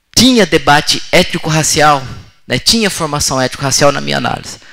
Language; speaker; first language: Portuguese; native; Portuguese